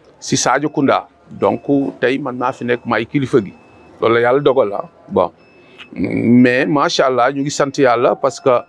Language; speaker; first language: Wolof; non-native, local second language; Mandingo